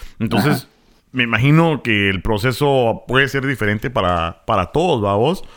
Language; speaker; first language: Spanish; native; Spanish